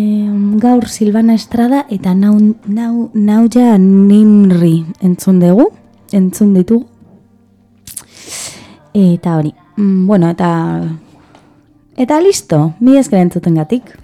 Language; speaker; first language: Basque; non-native, learner; Spanish